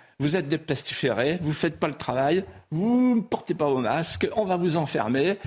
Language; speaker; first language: French; non-native, local second language; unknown